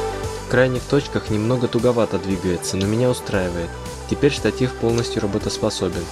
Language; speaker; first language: Russian; native; Russian